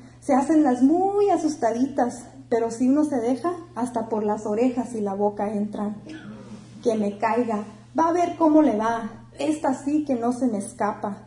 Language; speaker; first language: Spanish; early bilingual, heritage; Spanish